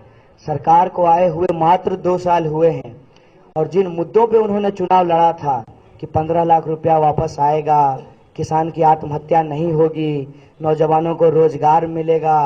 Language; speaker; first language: Hindi; native; Hindi